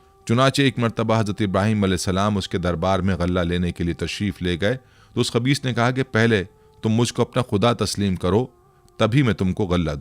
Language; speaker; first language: Urdu; native; Urdu